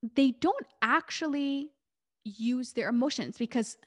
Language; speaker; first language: English; early bilingual, other home language; Hebrew